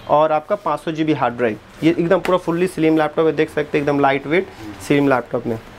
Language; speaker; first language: Hindi; native; Hindi